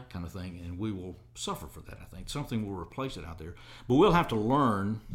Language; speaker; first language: English; native; English